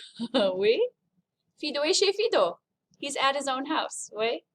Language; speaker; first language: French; non-native, fluent; English